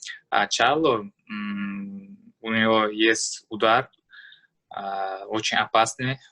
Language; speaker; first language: Russian; non-native, learner; Uzbek